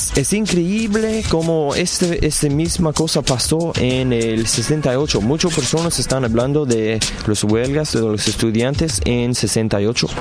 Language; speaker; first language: Spanish; non-native, learner; English